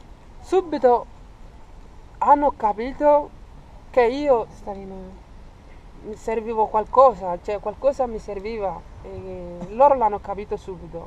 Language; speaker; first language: Italian; non-native, fluent; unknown